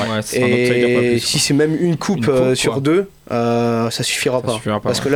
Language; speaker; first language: French; native; French